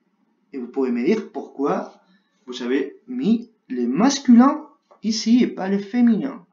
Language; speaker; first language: French; non-native, fluent; Spanish